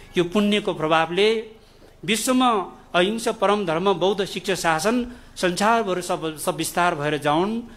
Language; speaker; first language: Nepali; non-native, local second language; Gurung